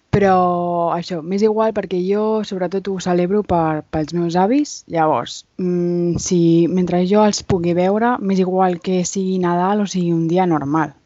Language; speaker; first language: Catalan; native; Catalan